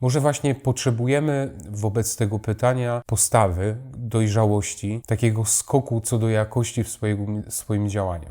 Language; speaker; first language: Polish; native; Polish